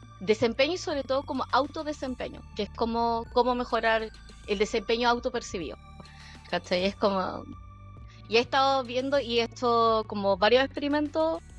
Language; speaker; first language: Spanish; early bilingual, other home language; Korean